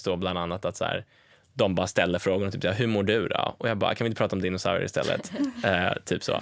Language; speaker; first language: Swedish; native; Swedish